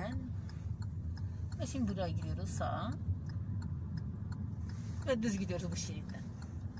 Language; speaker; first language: Turkish; native; Turkish